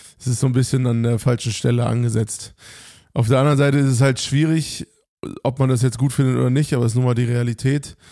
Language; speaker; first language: German; native; German